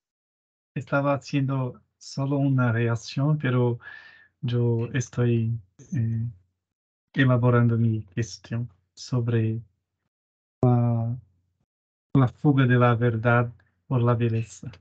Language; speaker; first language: Spanish; non-native, fluent; Portuguese